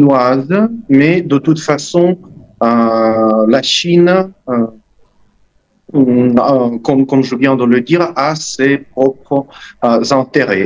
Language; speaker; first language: French; non-native, fluent; Russian